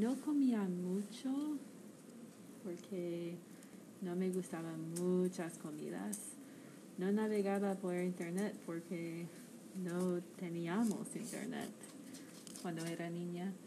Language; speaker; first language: Spanish; non-native, learner; English